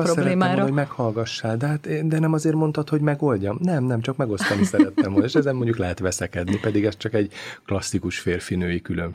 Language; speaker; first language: Hungarian; native; Hungarian